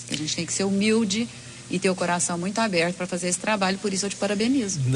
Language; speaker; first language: Portuguese; native; Portuguese